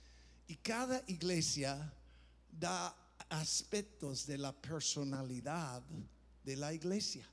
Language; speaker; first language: Spanish; non-native, fluent; English